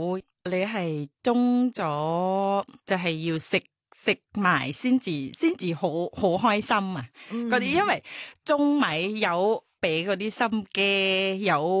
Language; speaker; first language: Cantonese; non-native, fluent; Thai